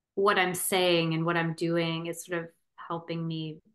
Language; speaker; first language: English; native; English